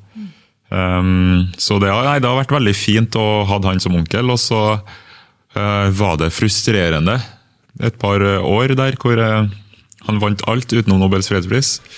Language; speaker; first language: Norwegian; early bilingual, other home language; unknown